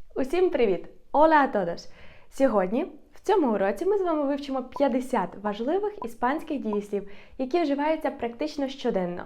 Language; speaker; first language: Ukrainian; native; Ukrainian